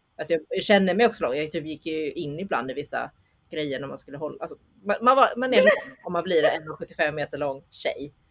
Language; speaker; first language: Swedish; early bilingual, other home language; Chinese